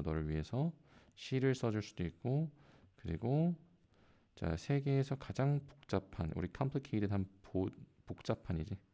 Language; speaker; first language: Korean; native; Korean